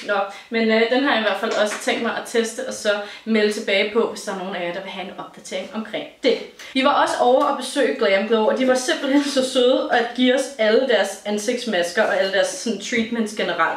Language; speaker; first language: Danish; native; Danish